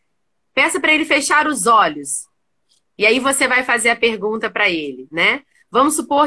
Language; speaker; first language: Portuguese; native; Portuguese